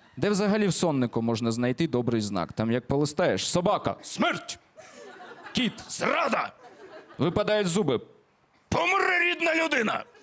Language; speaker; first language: Ukrainian; non-native, local second language; Russian